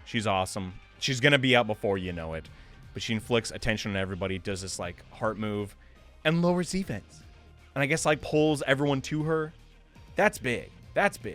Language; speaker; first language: English; native; English